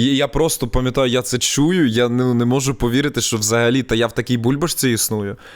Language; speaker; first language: Ukrainian; non-native, local second language; Russian